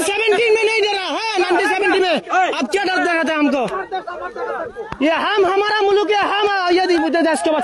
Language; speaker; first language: Hindi; non-native, learner; Bangla